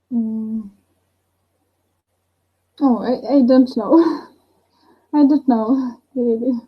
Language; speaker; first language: English; non-native, learner; Russian